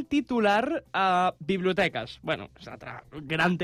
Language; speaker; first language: Catalan; native; Catalan